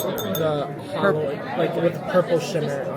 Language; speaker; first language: English; native; English